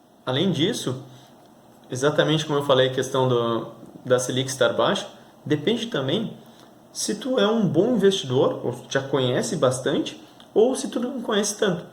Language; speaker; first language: Portuguese; native; Portuguese